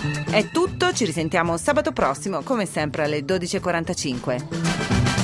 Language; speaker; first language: Italian; native; Italian